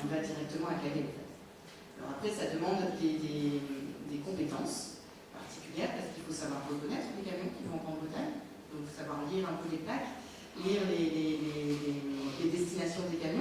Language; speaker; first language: French; native; French